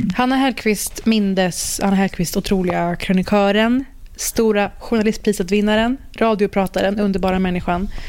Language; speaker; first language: Swedish; early bilingual, other home language; Persian